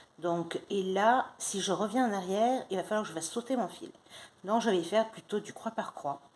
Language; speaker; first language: French; non-native, fluent; Spanish